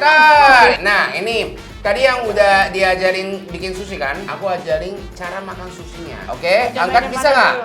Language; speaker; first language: Indonesian; non-native, fluent; Japanese